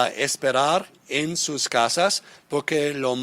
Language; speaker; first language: Spanish; non-native, fluent; English